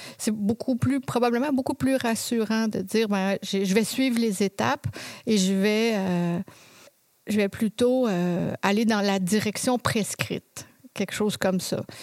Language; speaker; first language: French; native; French